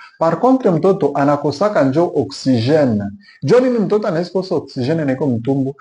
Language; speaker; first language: Swahili; native; Swahili